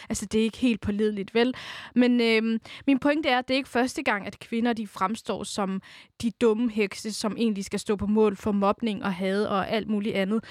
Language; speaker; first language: Danish; early bilingual, other home language; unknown